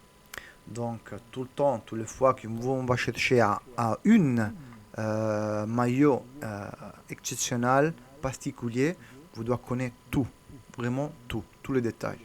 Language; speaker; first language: French; non-native, learner; Italian